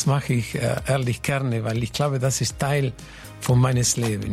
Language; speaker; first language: German; non-native, fluent; Spanish